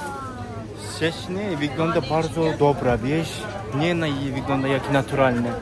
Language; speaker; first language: Polish; non-native, learner; Turkish